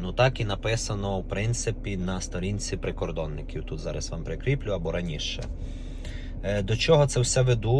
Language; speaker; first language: Ukrainian; native; Ukrainian